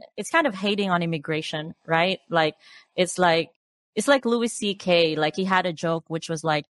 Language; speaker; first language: English; non-native, local second language; Cebuano